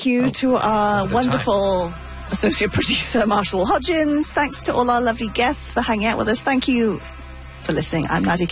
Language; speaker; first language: English; native; English